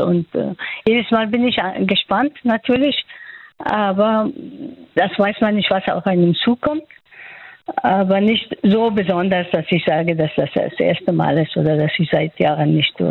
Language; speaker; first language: German; non-native, fluent; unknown